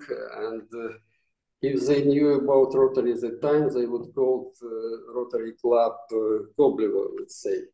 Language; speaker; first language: English; non-native, fluent; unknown